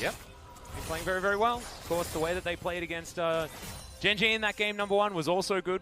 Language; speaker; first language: English; native; English